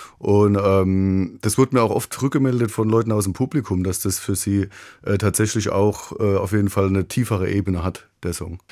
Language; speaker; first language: German; native; German